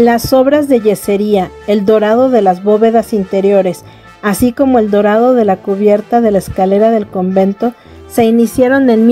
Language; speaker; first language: Spanish; native; Spanish